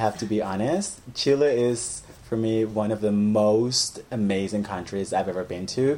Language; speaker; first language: English; non-native, fluent; Spanish